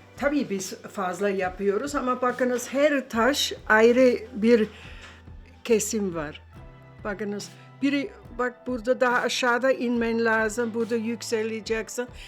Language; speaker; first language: Turkish; non-native, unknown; German